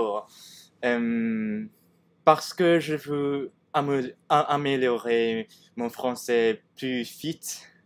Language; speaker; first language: French; non-native, learner; Cantonese